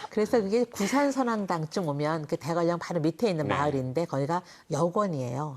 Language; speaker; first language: Korean; native; Korean